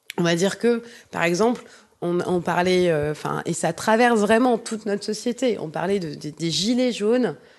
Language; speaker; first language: French; native; French